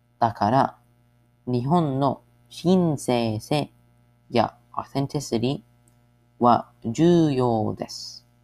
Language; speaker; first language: Japanese; non-native, learner; English